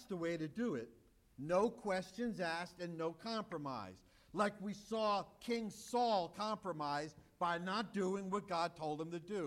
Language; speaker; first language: English; native; English